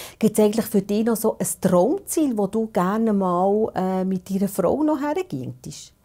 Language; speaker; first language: German; native; German